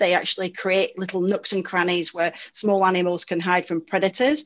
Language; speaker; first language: English; native; English